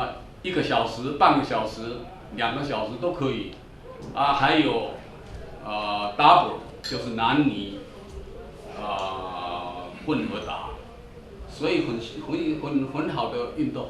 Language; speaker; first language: Chinese; non-native, local second language; Min Nan Chinese